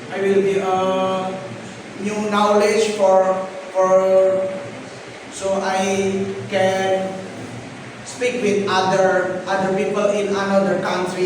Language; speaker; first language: English; non-native, learner; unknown